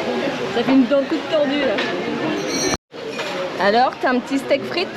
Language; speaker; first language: French; native; French